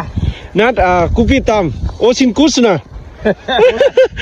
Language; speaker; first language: Russian; non-native, learner; Lao